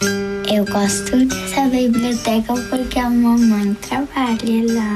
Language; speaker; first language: Portuguese; early bilingual, heritage; Portuguese